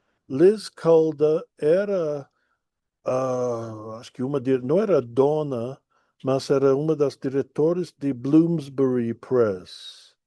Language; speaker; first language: Portuguese; non-native, fluent; English